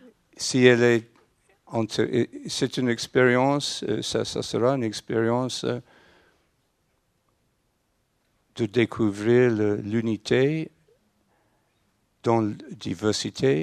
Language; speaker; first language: French; non-native, fluent; English